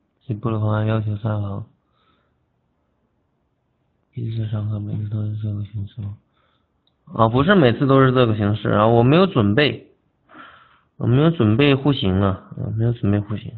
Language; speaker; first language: Chinese; native; Chinese